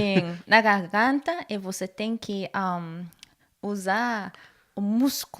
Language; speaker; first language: Portuguese; non-native, learner; Korean